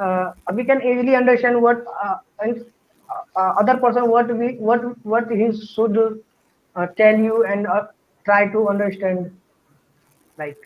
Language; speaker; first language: English; non-native, learner; Hindi